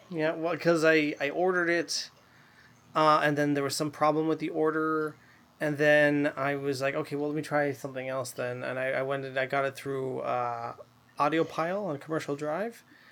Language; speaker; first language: English; native; English